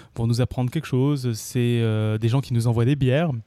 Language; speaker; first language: French; native; French